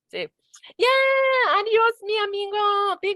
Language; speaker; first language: Spanish; non-native, learner; English